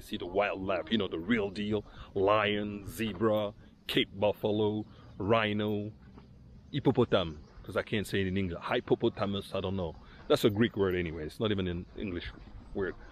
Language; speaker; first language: English; non-native, fluent; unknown